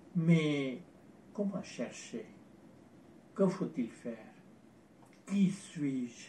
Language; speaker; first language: French; non-native, fluent; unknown